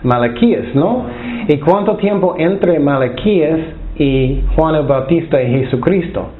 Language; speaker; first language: Spanish; non-native, fluent; English